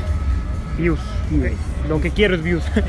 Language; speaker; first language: Spanish; native; Spanish